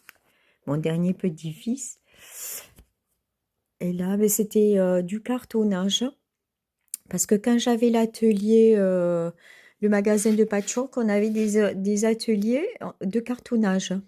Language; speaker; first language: French; native; French